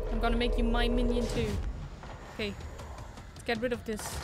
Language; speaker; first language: English; non-native, fluent; German